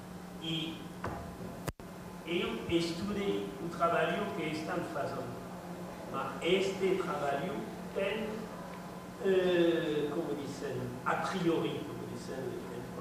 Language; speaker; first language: Portuguese; non-native, learner; French